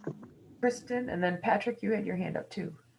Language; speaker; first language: English; native; English